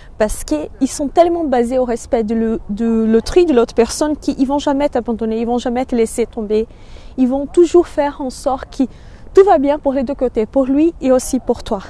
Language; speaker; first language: French; non-native, fluent; Portuguese